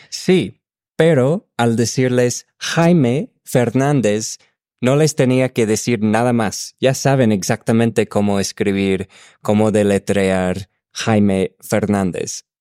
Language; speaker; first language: Spanish; non-native, fluent; English